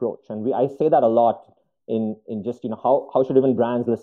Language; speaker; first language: English; non-native, local second language; Hindi